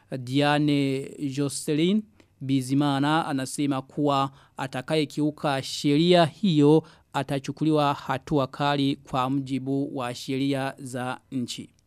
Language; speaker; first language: Swahili; non-native, local second language; Rundi